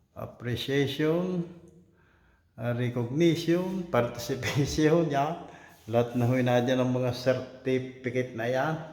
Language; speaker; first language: Filipino; native; Filipino